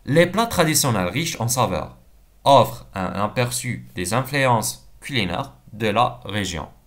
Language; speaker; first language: French; non-native, local second language; Arabic